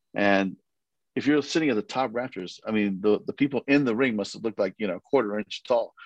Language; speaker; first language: English; early bilingual, other home language; Korean